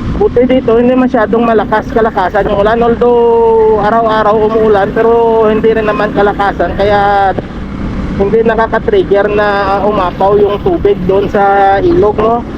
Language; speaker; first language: Filipino; non-native, local second language; Hiligaynon